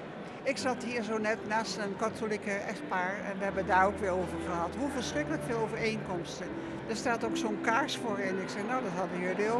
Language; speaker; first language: Dutch; native; Dutch